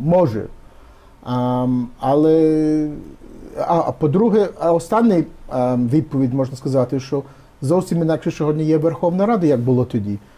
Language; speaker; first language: Ukrainian; early bilingual, heritage; Ukrainian